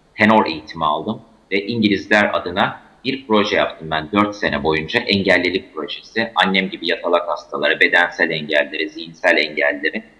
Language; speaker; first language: Turkish; native; Turkish